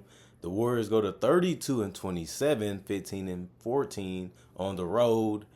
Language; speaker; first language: English; native; English